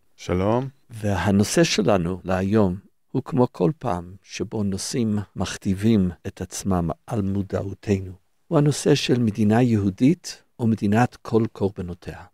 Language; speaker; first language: Hebrew; early bilingual, other home language; English